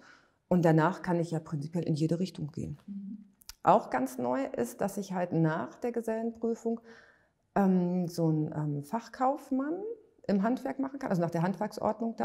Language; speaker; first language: German; native; German